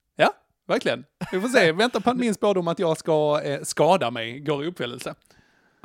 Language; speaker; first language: Swedish; native; Swedish